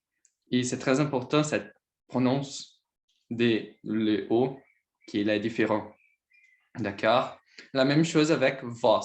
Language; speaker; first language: French; non-native, learner; Portuguese